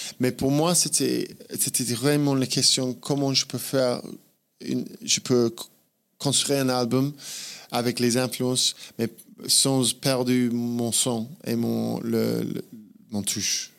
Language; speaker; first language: French; non-native, fluent; English